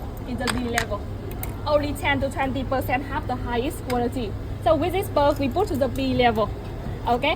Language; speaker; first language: English; non-native, learner; Vietnamese